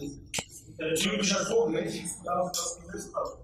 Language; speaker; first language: German; early bilingual, other home language; Greek